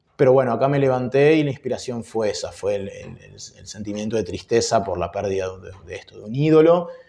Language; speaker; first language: Spanish; native; Spanish